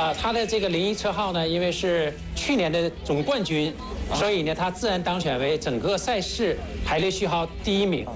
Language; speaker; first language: Chinese; native; Chinese